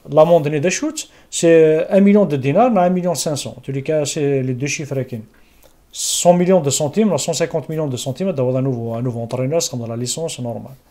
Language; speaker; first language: French; non-native, local second language; Kabyle